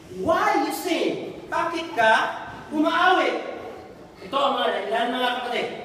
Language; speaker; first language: Filipino; non-native, local second language; Cebuano